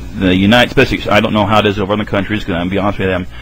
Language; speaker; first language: English; native; English